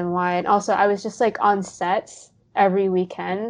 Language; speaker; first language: English; non-native, local second language; Cantonese